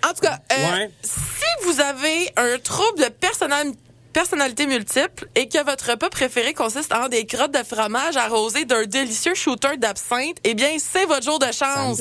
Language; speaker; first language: French; native; French